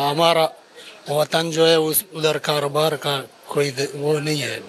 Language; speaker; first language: Hindi; non-native, local second language; Pashto